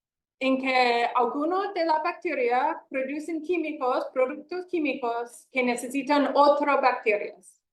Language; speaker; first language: Spanish; non-native, fluent; English